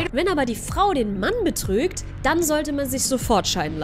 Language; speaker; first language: German; native; German